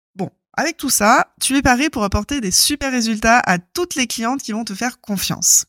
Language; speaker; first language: French; native; French